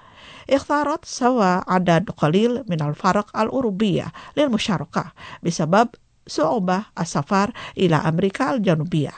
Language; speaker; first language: Arabic; non-native, fluent; Indonesian